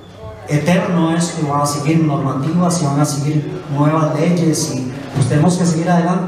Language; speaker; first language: Spanish; native; Spanish